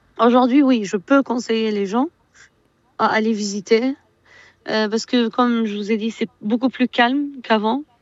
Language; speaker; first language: French; non-native, fluent; Arabic